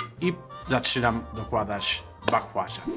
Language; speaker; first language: Polish; non-native, learner; Italian